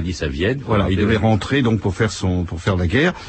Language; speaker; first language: French; native; French